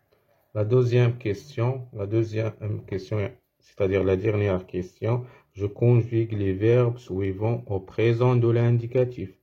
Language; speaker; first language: French; non-native, fluent; Arabic